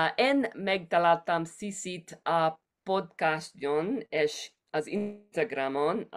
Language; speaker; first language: Hungarian; non-native, learner; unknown